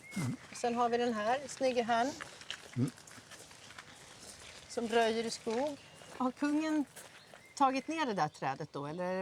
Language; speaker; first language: Swedish; native; Swedish